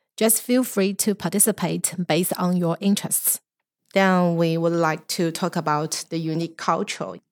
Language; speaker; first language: English; non-native, fluent; Chinese